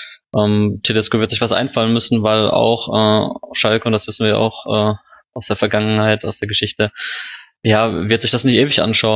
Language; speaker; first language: German; native; German